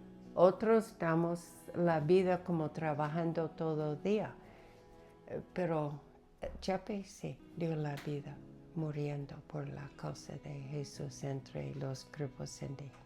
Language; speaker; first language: Spanish; non-native, fluent; English